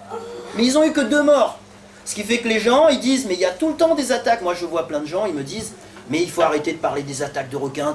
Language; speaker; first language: French; native; French